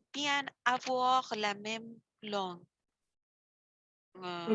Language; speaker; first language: French; non-native, learner; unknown